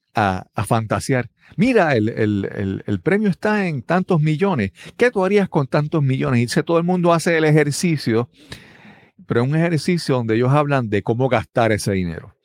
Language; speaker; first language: Spanish; native; Spanish